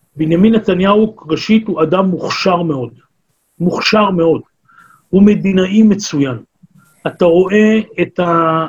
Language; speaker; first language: Hebrew; native; Hebrew